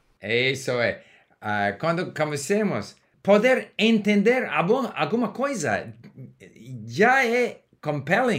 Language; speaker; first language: Portuguese; non-native, learner; English